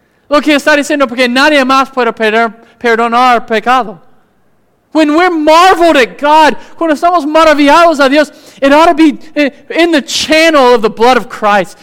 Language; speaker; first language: Spanish; non-native, fluent; English